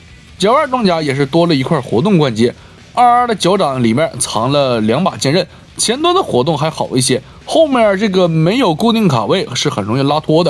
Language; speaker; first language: Chinese; native; Chinese